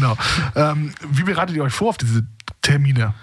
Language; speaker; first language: German; native; German